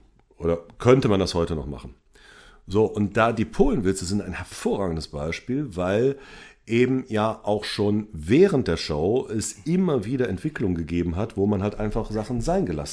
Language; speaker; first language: German; native; German